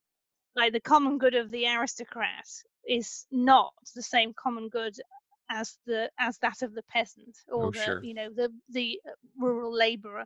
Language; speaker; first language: English; native; English